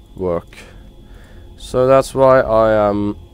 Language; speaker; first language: English; non-native, fluent; Norwegian